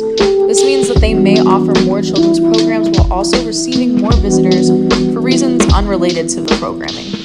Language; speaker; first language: English; native; English